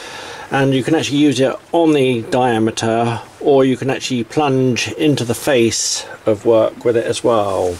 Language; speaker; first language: English; native; English